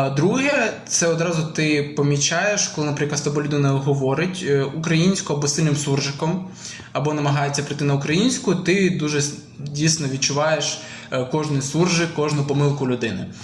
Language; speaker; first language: Ukrainian; non-native, local second language; Russian